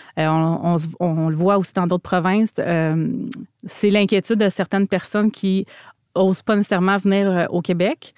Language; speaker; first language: French; native; French